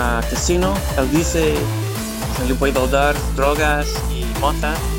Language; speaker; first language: Spanish; non-native, learner; English